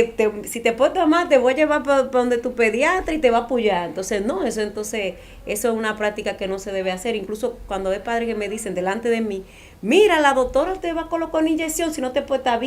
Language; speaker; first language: Spanish; native; Spanish